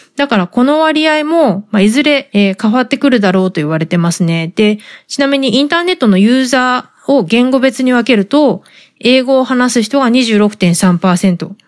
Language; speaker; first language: Japanese; native; Japanese